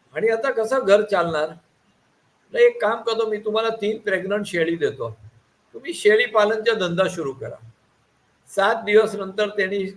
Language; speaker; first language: Marathi; non-native, local second language; Gujarati